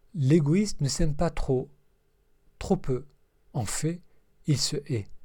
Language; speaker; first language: French; non-native, local second language; Arabic